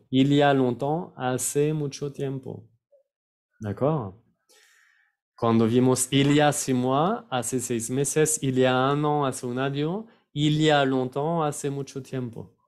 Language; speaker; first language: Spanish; non-native, fluent; French